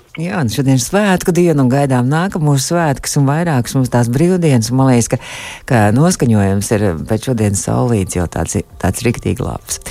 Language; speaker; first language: Latvian; native; Latvian